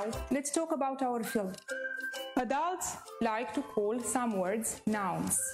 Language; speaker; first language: English; non-native, fluent; Romanian